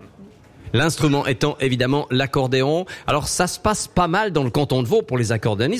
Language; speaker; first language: French; native; French